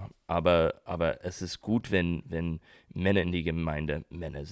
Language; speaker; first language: German; non-native, learner; English